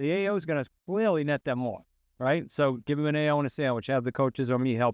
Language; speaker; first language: English; native; English